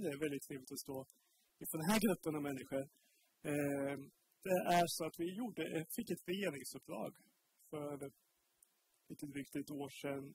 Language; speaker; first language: Swedish; native; Swedish